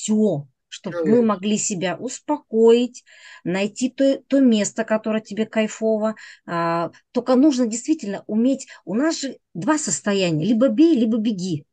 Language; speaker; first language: Russian; native; Russian